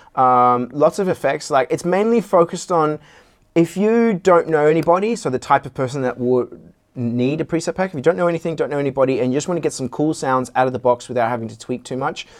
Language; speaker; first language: English; native; English